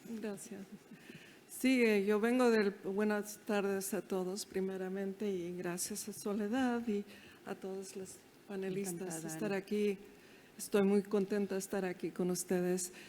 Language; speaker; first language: Spanish; early bilingual, heritage; Spanish